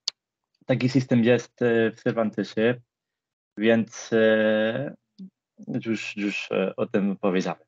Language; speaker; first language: Polish; non-native, fluent; Spanish